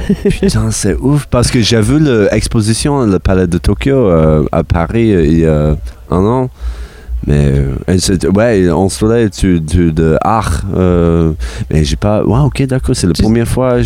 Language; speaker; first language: French; non-native, learner; English